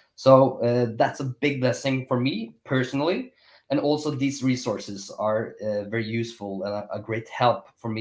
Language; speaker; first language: English; non-native, fluent; Norwegian